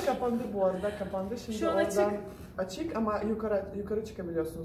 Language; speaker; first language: Turkish; non-native, fluent; Russian